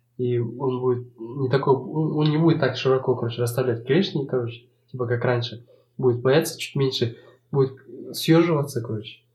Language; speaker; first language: Russian; non-native, local second language; Kazakh